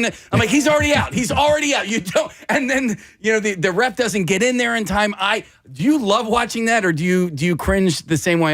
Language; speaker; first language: English; native; English